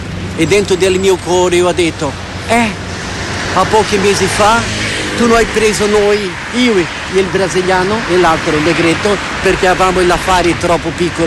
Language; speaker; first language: Italian; non-native, fluent; Portuguese